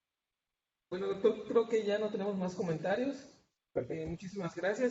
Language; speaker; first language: Spanish; native; Spanish